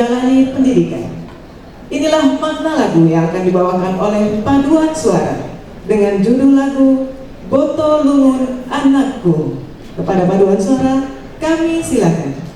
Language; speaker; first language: Indonesian; native; Indonesian